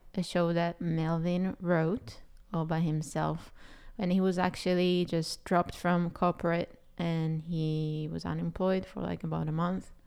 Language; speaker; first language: English; non-native, fluent; Hebrew